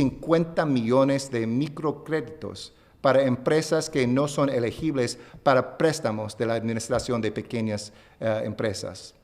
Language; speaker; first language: Spanish; non-native, fluent; English